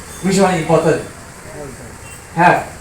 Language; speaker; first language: English; non-native, learner; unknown